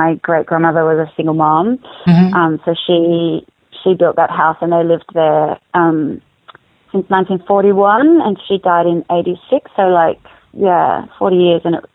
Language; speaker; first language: English; native; English